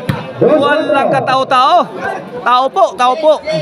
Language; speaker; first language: Filipino; non-native, local second language; Cebuano